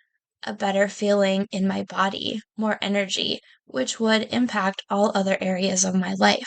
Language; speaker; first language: English; native; English